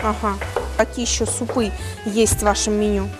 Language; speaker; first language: Russian; native; Russian